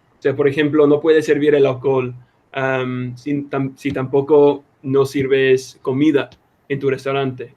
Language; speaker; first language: Spanish; non-native, fluent; English